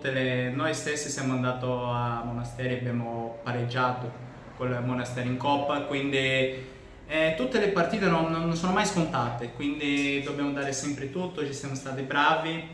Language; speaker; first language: Italian; non-native, fluent; Portuguese